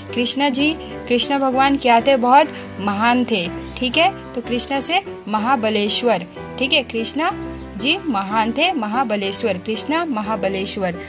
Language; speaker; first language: Hindi; native; Hindi